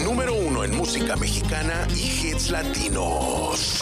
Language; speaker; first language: Spanish; native; Spanish